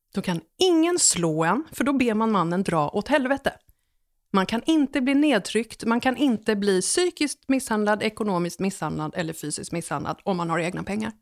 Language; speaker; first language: Swedish; native; Swedish